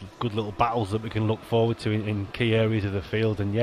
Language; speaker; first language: English; native; English